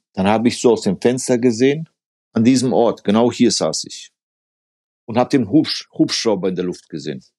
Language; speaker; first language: German; early bilingual, other home language; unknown